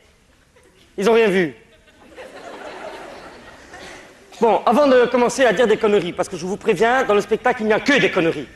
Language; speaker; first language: French; native; French